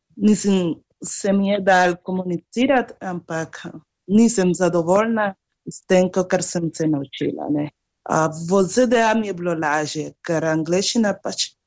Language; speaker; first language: Slovenian; non-native, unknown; Spanish